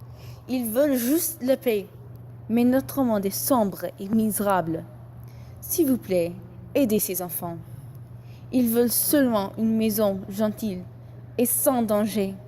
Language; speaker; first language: French; non-native, learner; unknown